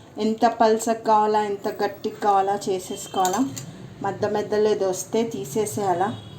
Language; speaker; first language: Telugu; native; Telugu